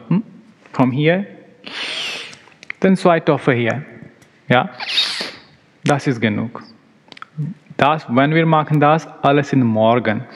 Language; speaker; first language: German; non-native, learner; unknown